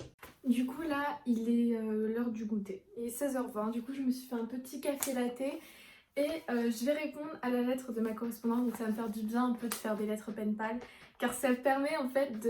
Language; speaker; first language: French; native; French